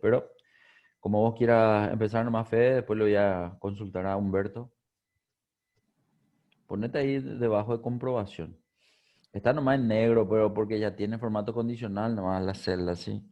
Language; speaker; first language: Spanish; native; Spanish